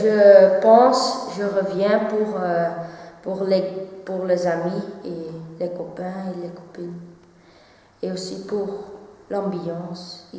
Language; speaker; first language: French; non-native, learner; Dutch